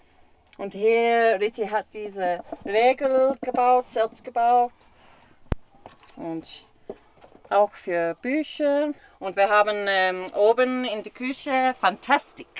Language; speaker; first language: German; non-native, fluent; English